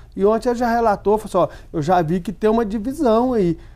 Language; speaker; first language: Portuguese; native; Portuguese